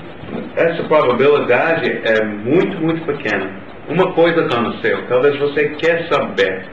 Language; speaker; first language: Portuguese; non-native, learner; English